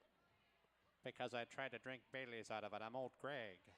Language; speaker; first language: English; native; English